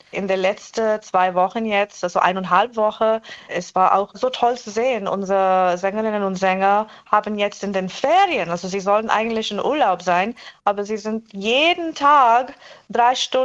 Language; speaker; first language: German; non-native, fluent; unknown